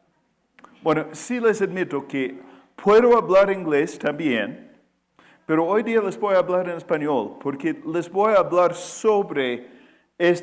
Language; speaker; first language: Spanish; non-native, fluent; English